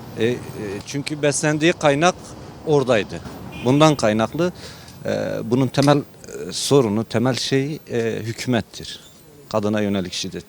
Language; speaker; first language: Turkish; non-native, local second language; Kurdish